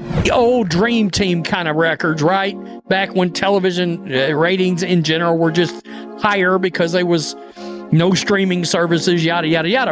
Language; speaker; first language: English; native; English